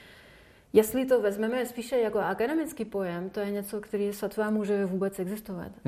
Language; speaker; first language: Czech; non-native, fluent; French